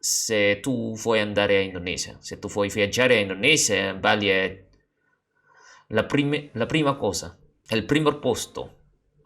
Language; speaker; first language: Italian; non-native, learner; Indonesian